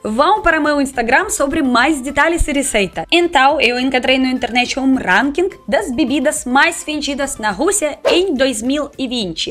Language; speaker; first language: Portuguese; non-native, fluent; Russian